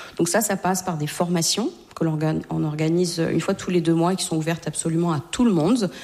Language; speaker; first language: French; native; French